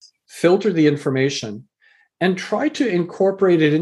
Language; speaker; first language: English; native; English